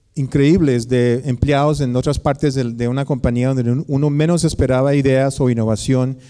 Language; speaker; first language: Spanish; early bilingual, heritage; Spanish